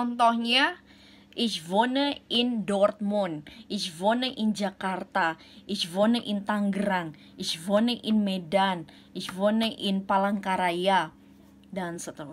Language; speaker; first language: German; non-native, learner; Indonesian